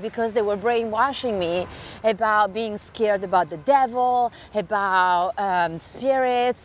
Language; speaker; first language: English; non-native, fluent; Italian